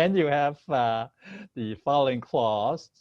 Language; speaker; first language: English; non-native, fluent; Chinese